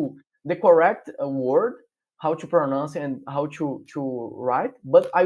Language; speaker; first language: English; non-native, learner; Portuguese